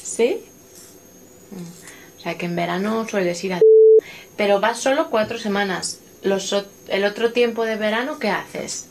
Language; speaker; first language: Spanish; non-native, fluent; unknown